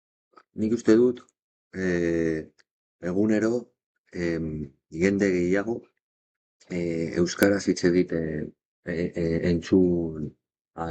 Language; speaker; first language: Basque; non-native, learner; Spanish